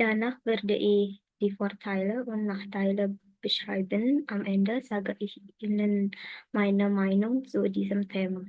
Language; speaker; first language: German; non-native, learner; Indonesian